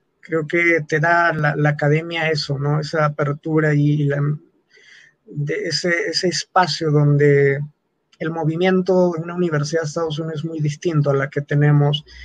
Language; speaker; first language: Spanish; non-native, local second language; Quechua